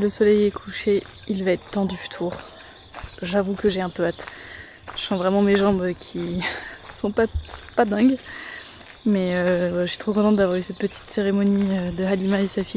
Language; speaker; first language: French; native; French